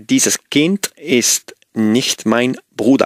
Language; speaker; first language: German; non-native, learner; Spanish